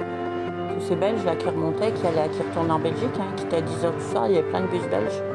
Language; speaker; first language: French; native; French